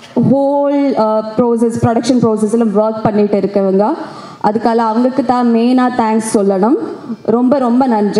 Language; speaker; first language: Tamil; non-native, learner; Malayalam